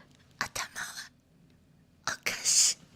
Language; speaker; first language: Japanese; non-native, learner; Chinese